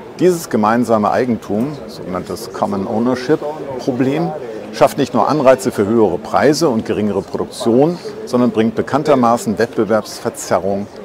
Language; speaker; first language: German; native; German